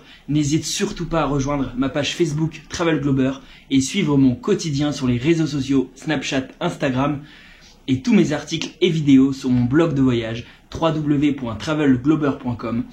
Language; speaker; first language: French; native; French